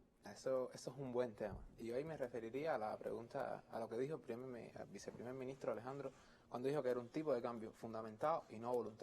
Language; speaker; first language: Spanish; native; Spanish